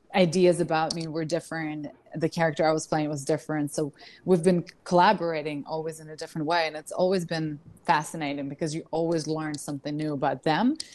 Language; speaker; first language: English; non-native, fluent; Russian